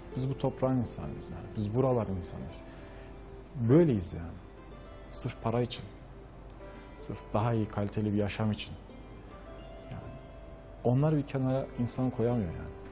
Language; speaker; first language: Turkish; native; Turkish